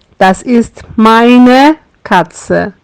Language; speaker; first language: German; non-native, fluent; Turkish